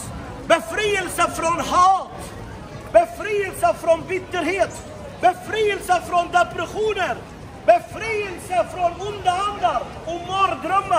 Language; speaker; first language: Swedish; non-native, fluent; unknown